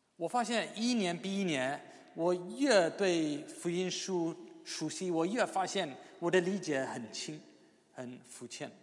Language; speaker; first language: Chinese; non-native, fluent; English